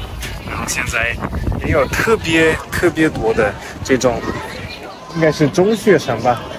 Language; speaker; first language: Chinese; non-native, fluent; German